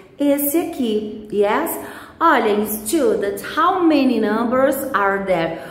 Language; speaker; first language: English; non-native, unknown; Portuguese